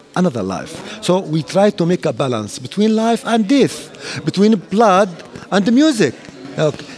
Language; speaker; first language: French; non-native, fluent; Arabic